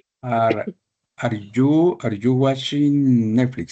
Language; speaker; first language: English; non-native, learner; Spanish